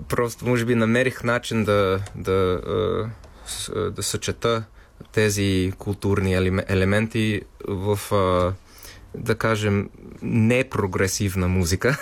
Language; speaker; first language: Bulgarian; non-native, fluent; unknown